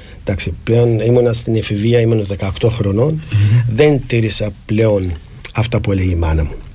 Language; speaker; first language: Greek; non-native, fluent; Arabic